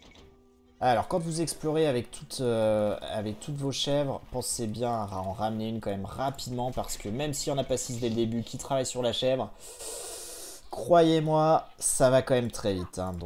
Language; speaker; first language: French; native; French